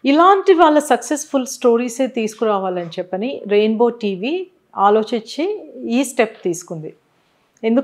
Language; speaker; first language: Telugu; native; Telugu